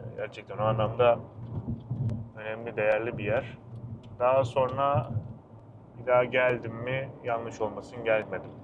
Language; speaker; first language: Turkish; native; Turkish